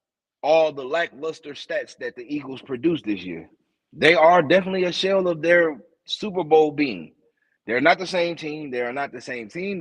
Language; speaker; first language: English; native; English